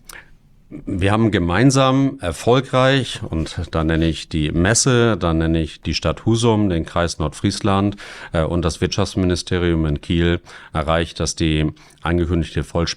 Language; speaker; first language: German; native; German